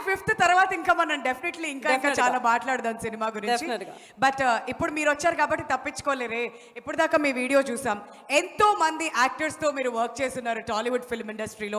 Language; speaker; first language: Telugu; native; Telugu